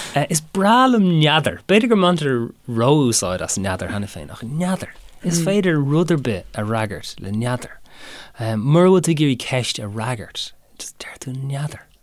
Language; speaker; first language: Irish; non-native, local second language; English